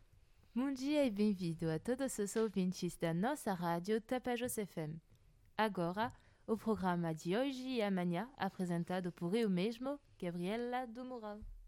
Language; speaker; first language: Portuguese; non-native, learner; French